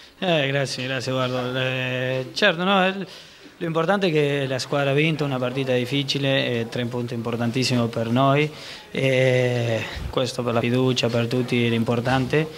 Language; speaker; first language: Italian; non-native, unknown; Spanish